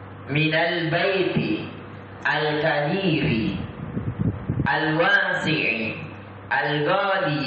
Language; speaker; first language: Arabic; non-native, fluent; Indonesian